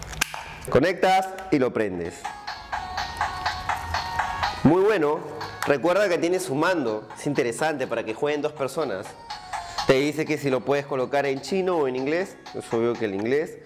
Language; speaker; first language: Spanish; native; Spanish